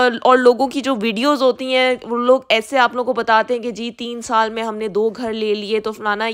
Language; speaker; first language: Hindi; native; Hindi